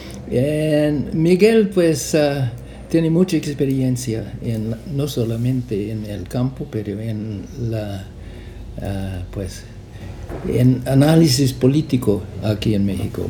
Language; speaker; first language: Spanish; non-native, fluent; English